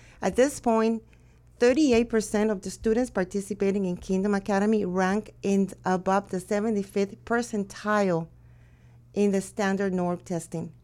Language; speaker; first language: English; early bilingual, other home language; Spanish